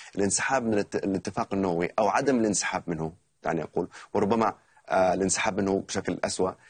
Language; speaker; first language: Arabic; native; Arabic